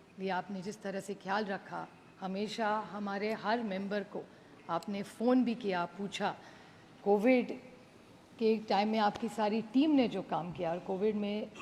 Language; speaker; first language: Hindi; non-native, local second language; Marathi